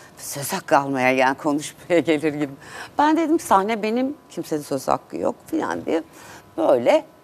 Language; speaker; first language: Turkish; native; Turkish